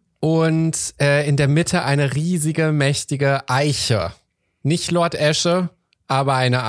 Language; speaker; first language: German; native; German